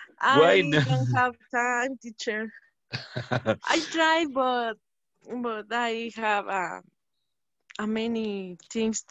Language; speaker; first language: English; non-native, learner; Spanish